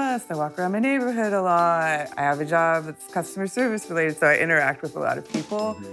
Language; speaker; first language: English; native; English